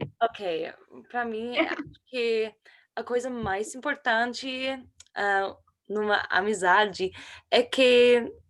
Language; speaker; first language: Portuguese; non-native, learner; English